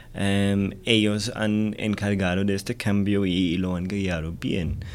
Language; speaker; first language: Spanish; non-native, fluent; English